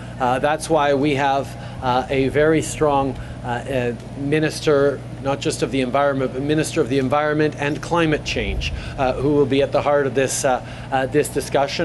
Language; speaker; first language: English; native; English